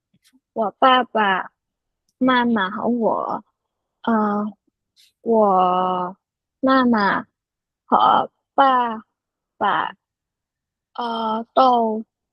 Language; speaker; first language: Chinese; non-native, learner; Vietnamese